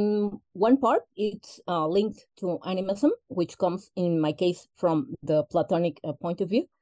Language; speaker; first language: English; non-native, fluent; Spanish